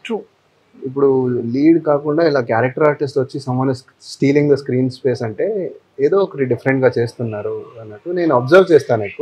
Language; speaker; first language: Telugu; non-native, fluent; Tamil